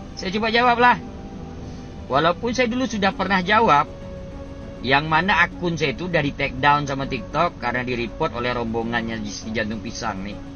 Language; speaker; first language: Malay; native; Malay